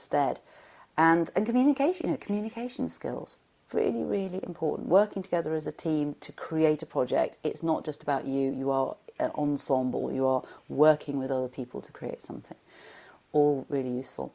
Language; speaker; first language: English; native; English